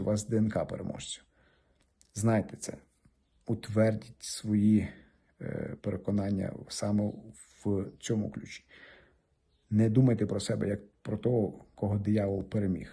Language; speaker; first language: Ukrainian; native; Ukrainian